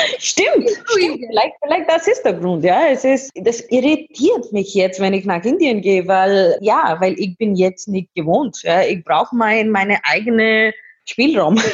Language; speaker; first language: German; non-native, learner; Hindi